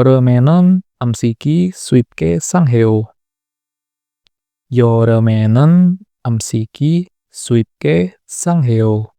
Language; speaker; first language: Korean; non-native, fluent; Indonesian